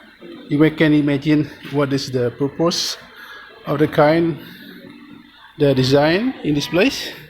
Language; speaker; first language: English; non-native, learner; Indonesian